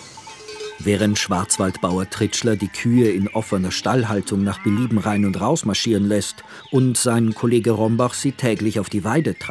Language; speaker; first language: German; native; German